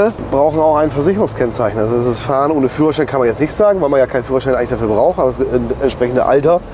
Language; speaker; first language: German; native; German